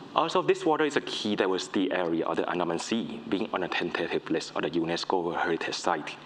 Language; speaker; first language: English; non-native, fluent; Thai